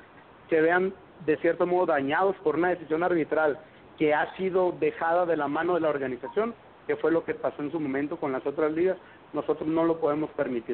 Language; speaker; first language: Spanish; native; Spanish